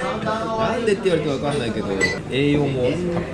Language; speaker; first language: Japanese; native; Japanese